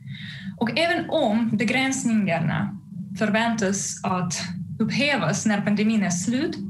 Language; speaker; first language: Swedish; non-native, fluent; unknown